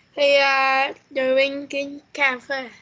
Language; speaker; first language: English; non-native, learner; Vietnamese